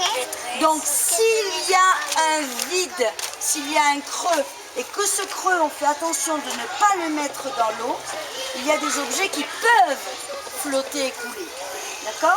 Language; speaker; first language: French; native; French